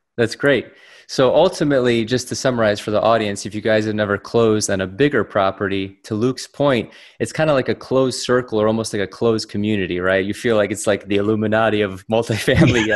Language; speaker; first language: English; native; English